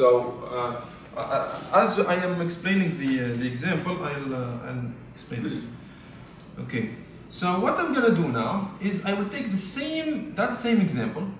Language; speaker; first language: English; non-native, fluent; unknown